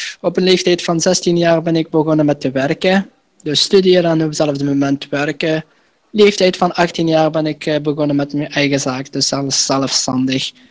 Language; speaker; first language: Dutch; early bilingual, other home language; Arabic